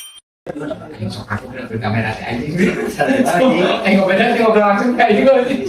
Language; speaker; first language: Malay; non-native, local second language; Sundanese